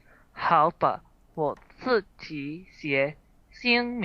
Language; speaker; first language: Chinese; non-native, learner; Indonesian